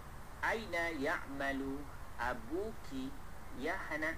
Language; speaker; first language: Arabic; non-native, fluent; Malay